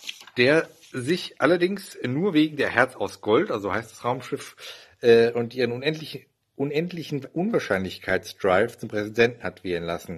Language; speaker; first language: German; native; German